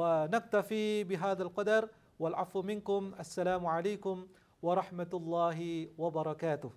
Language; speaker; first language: Arabic; non-native, fluent; Indonesian